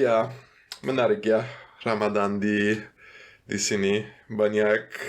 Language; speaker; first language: Indonesian; non-native, fluent; German